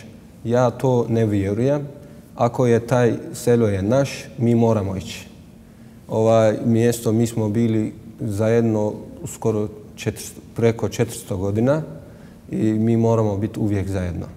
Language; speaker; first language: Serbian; non-native, learner; Turkish